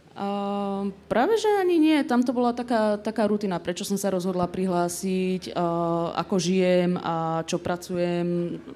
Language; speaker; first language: Slovak; native; Slovak